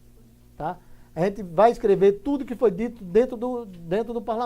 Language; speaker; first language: Portuguese; native; Portuguese